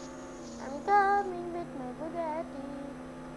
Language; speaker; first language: English; non-native, learner; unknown